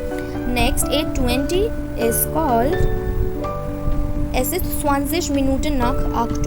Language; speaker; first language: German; non-native, fluent; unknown